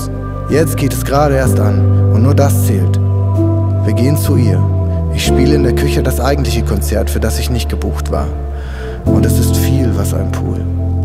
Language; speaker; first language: German; native; German